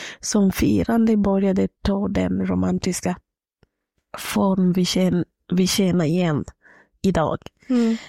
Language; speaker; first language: Swedish; non-native, fluent; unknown